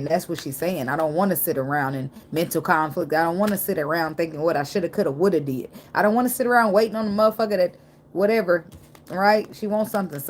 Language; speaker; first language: English; native; English